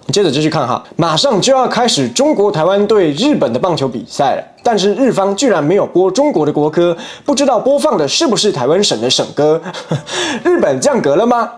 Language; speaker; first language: Chinese; native; Chinese